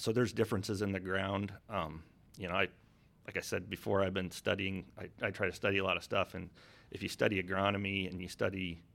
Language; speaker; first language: English; native; English